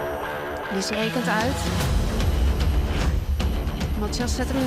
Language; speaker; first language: Dutch; native; Dutch